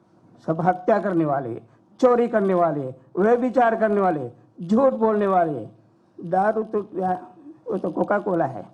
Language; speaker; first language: Hindi; non-native, fluent; Sinhala